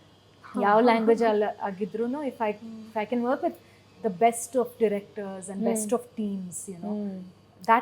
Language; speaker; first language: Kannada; non-native, local second language; Malayalam